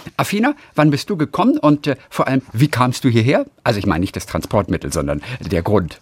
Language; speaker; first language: German; native; German